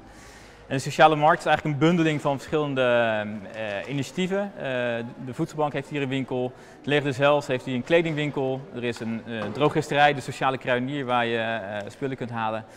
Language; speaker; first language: Dutch; native; Dutch